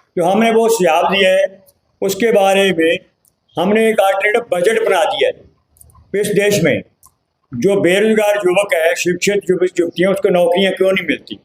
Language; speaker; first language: Hindi; native; Hindi